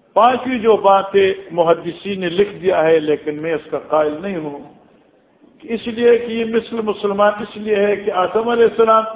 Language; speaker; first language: Urdu; non-native, local second language; Northern Hindko